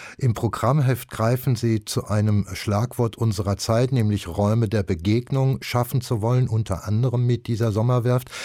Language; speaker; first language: German; native; German